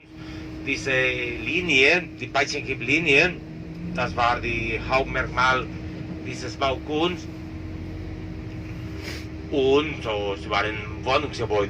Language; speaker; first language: German; non-native, learner; Catalan